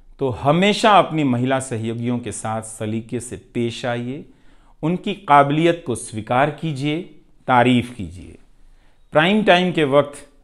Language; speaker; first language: Hindi; non-native, local second language; Bhojpuri